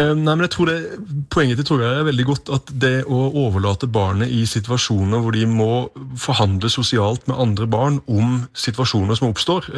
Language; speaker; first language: Norwegian; native; Norwegian